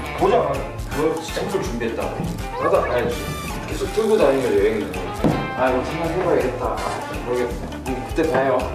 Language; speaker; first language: Korean; native; Korean